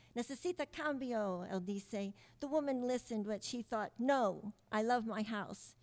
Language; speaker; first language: English; early bilingual, other home language; Spanish